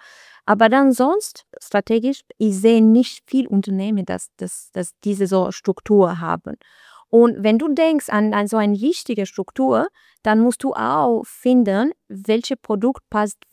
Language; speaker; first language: German; non-native, learner; Albanian